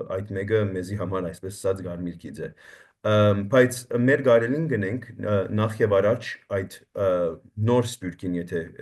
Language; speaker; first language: Armenian; early bilingual, heritage; Armenian